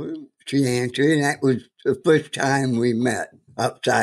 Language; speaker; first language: English; native; English